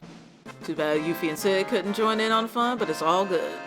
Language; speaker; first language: English; native; English